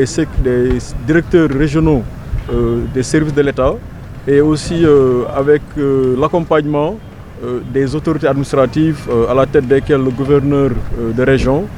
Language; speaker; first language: French; non-native, local second language; Wolof